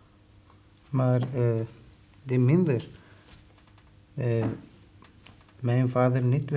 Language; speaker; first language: Dutch; non-native, learner; Turkish